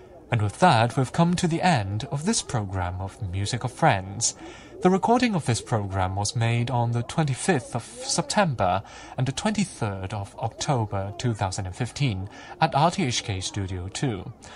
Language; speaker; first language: English; non-native, local second language; Cantonese